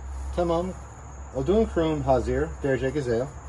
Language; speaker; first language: Turkish; non-native, learner; English